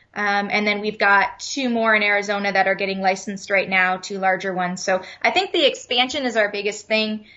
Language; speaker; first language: English; native; English